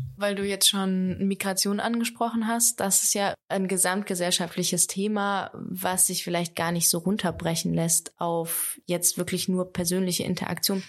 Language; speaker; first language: German; native; German